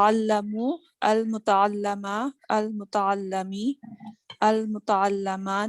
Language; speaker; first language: Arabic; non-native, learner; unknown